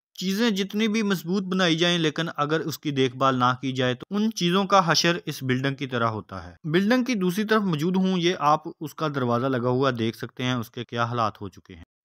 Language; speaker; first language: Urdu; non-native, local second language; Punjabi